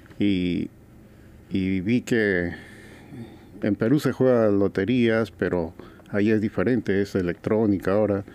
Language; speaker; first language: Spanish; native; Spanish